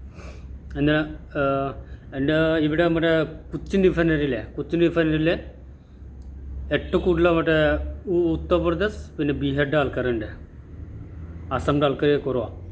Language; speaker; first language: Malayalam; non-native, learner; Assamese